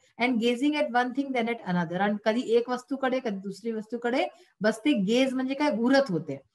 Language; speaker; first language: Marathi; non-native, local second language; Hindi